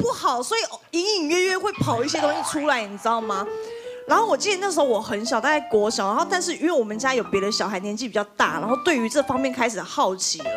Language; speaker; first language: Chinese; native; Chinese